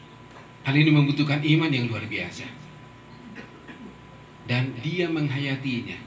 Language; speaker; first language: Indonesian; native; Indonesian